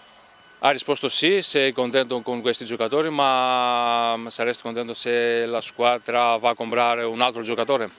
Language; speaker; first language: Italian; non-native, learner; Greek